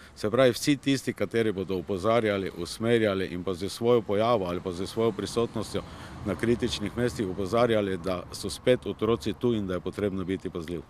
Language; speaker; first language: Slovenian; native; Slovenian